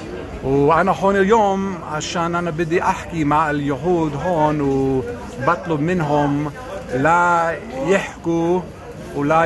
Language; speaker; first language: Arabic; non-native, learner; Hebrew